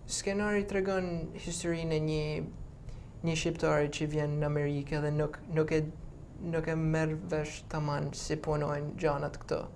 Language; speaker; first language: Albanian; early bilingual, heritage; Albanian